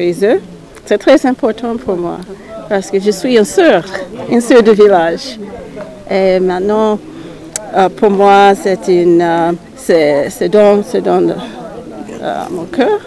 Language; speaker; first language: French; non-native, fluent; English